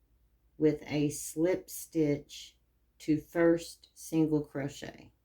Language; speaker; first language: English; native; English